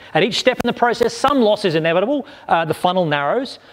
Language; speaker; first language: English; native; English